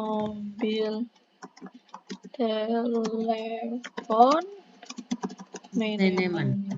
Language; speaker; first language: Dutch; non-native, fluent; Indonesian